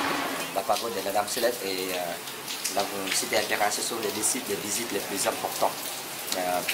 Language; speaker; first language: French; non-native, learner; Vietnamese